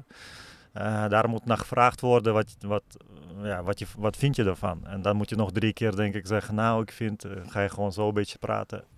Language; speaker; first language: Dutch; non-native, fluent; Russian